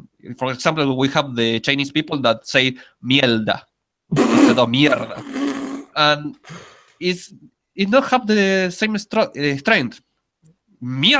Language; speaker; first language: English; non-native, learner; Spanish